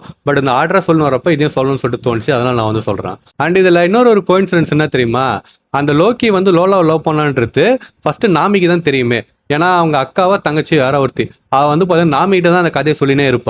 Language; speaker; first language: Tamil; native; Tamil